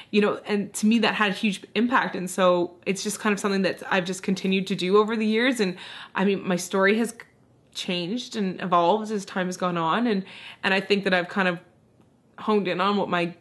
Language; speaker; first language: English; native; English